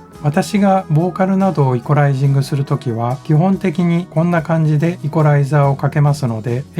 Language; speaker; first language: Japanese; native; Japanese